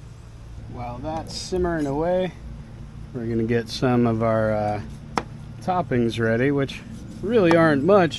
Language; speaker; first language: English; native; English